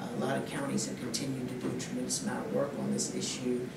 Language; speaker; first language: English; native; English